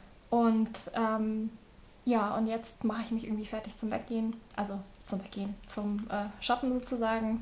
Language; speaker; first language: German; native; German